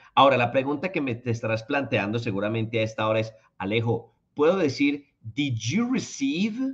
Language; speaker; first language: Spanish; native; Spanish